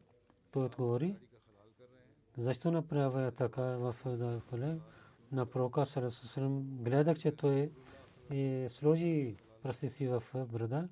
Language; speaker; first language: Bulgarian; non-native, learner; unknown